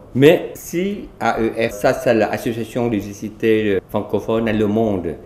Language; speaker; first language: French; non-native, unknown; Vietnamese